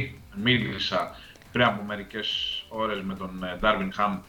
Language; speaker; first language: Greek; native; Greek